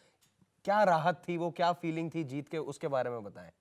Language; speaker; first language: Hindi; native; Hindi